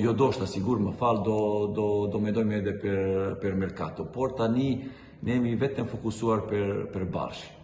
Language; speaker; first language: Albanian; non-native, learner; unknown